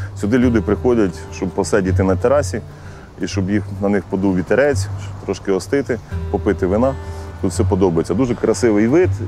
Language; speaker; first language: Ukrainian; native; Ukrainian